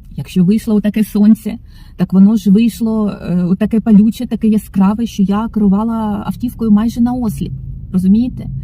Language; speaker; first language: Ukrainian; non-native, local second language; Russian